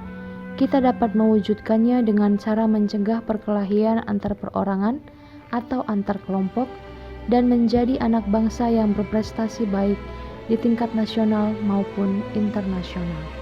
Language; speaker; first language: Indonesian; native; Indonesian